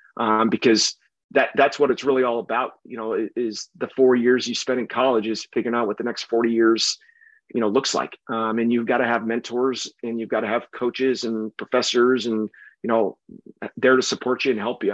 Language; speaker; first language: English; native; English